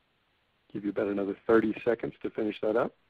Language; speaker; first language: English; native; English